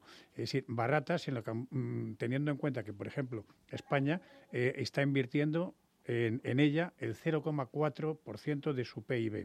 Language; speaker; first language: Spanish; native; Spanish